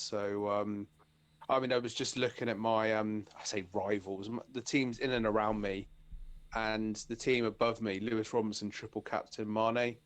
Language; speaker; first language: English; native; English